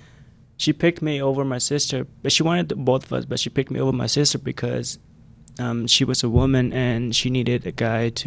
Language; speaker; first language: English; non-native, fluent; Khmer